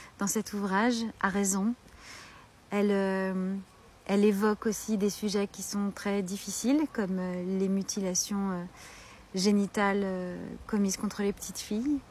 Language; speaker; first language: French; native; French